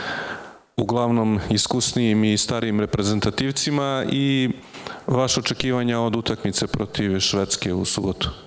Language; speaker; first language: Serbian; native; Serbian